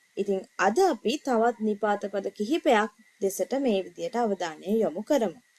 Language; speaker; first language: Sinhala; native; Sinhala